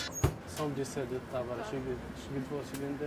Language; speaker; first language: Swedish; non-native, fluent; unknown